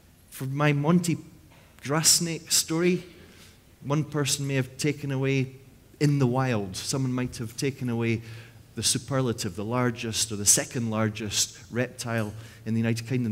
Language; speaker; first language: English; native; English